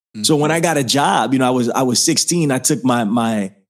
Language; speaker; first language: English; native; English